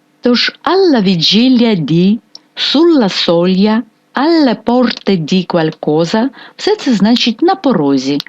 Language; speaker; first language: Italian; non-native, fluent; Ukrainian